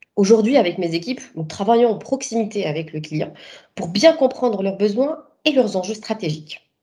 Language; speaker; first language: French; non-native, local second language; Arabic